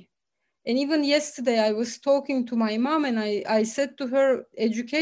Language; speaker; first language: English; early bilingual, other home language; Bulgarian